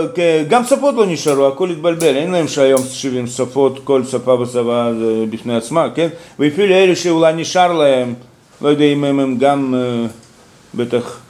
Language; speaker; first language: Hebrew; non-native, fluent; Russian